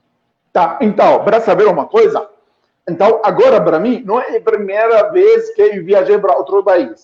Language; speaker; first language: Portuguese; non-native, fluent; Arabic